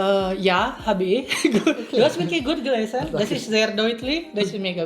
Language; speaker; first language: German; non-native, learner; Indonesian